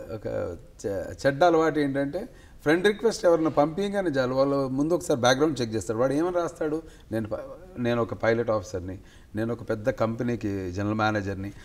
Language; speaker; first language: Telugu; native; Telugu